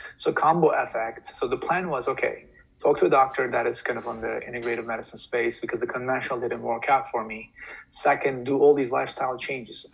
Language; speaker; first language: English; non-native, fluent; Turkish